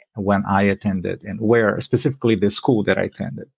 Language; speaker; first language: English; non-native, fluent; Portuguese